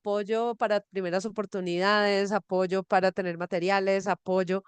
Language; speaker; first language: Spanish; native; Spanish